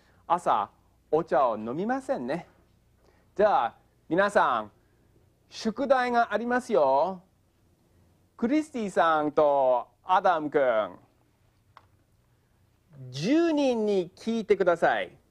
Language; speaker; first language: Japanese; non-native, fluent; English